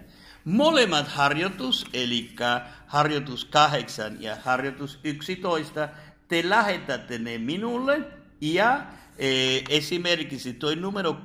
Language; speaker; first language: Finnish; non-native, fluent; Spanish